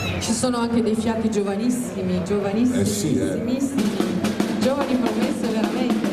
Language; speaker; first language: Italian; native; Italian